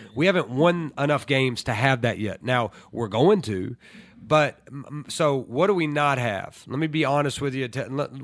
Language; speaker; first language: English; native; English